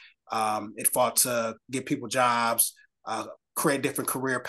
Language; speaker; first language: English; native; English